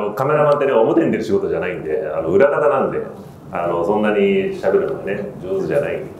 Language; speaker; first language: Japanese; early bilingual, heritage; Japanese